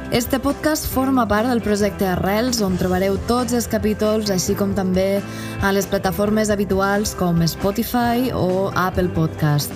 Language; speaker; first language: Catalan; native; Catalan